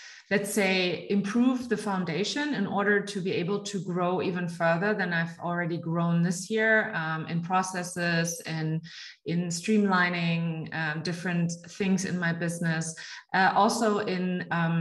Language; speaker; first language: English; non-native, fluent; German